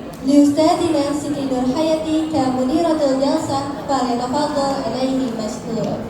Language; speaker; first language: Arabic; non-native, learner; Indonesian